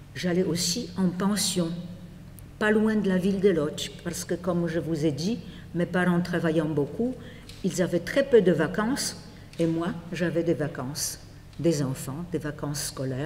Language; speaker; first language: French; non-native, fluent; Polish